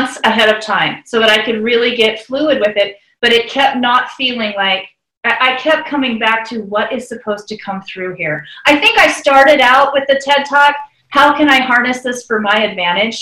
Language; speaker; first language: English; native; English